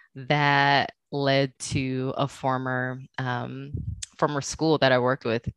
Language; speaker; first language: English; native; English